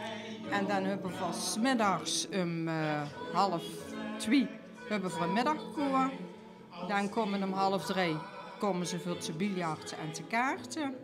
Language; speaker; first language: Dutch; native; Dutch